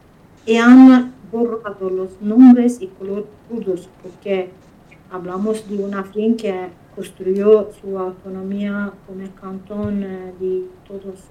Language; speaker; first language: Spanish; non-native, fluent; Kurdish